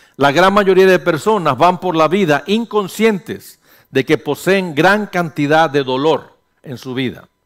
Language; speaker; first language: Spanish; early bilingual, heritage; Spanish